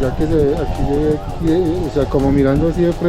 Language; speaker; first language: Spanish; native; Spanish